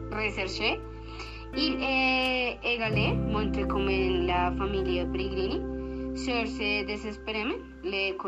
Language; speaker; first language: French; non-native, learner; Spanish